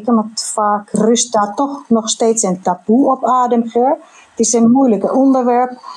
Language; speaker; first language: Dutch; non-native, fluent; Finnish